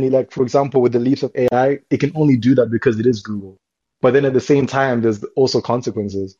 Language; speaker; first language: English; native; English